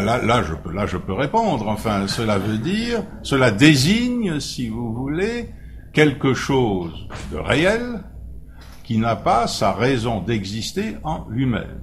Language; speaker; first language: French; native; French